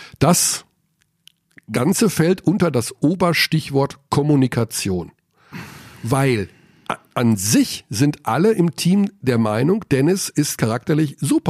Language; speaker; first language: German; native; German